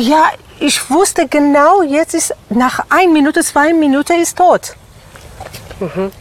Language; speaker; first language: German; non-native, learner; Persian